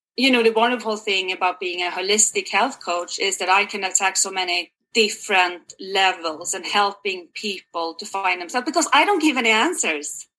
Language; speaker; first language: English; non-native, fluent; Swedish